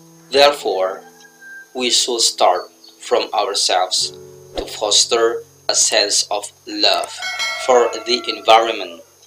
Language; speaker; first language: English; non-native, fluent; Indonesian